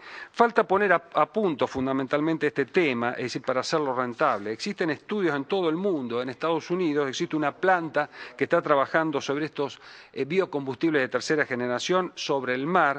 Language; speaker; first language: Spanish; native; Spanish